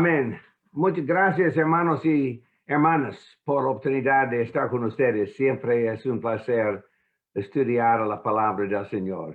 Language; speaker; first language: Spanish; non-native, fluent; English